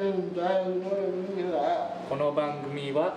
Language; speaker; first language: Japanese; native; Japanese